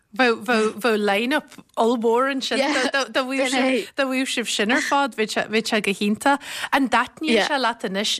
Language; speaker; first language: Irish; native; Irish